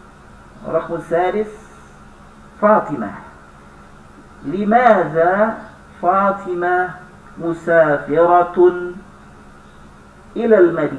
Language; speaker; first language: Arabic; non-native, fluent; Indonesian